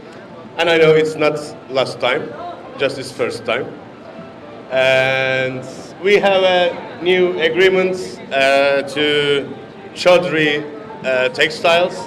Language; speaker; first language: English; non-native, learner; Turkish